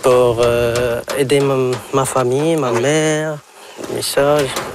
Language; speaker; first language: French; non-native, local second language; Arabic